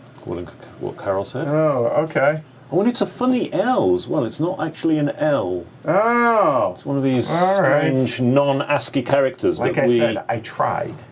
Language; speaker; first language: English; native; English